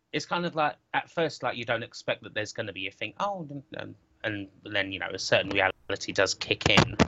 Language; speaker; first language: English; native; English